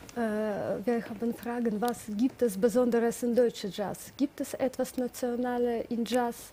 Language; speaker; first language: German; non-native, learner; Russian